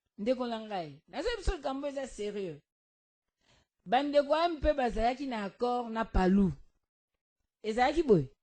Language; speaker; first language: Lingala; native; Lingala